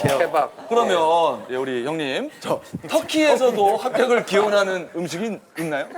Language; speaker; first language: Korean; native; Korean